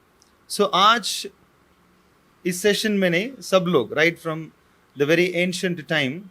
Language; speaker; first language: Hindi; non-native, local second language; Tamil